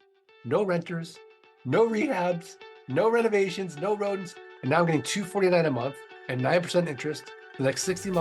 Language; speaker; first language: English; native; English